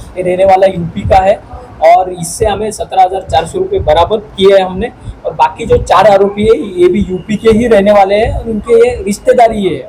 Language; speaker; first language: Hindi; non-native, local second language; Marathi